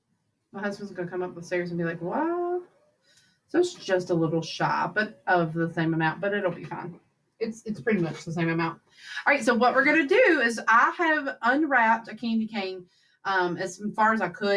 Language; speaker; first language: English; native; English